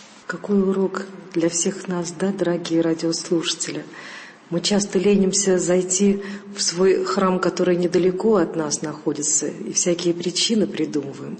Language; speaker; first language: Russian; native; Russian